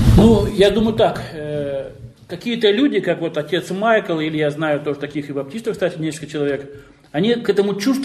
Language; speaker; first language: Russian; native; Russian